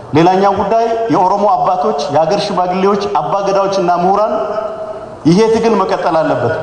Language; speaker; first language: Amharic; non-native, local second language; Oromo